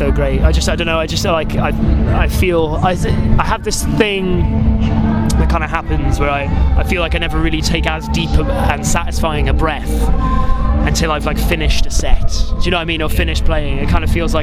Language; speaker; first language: English; native; English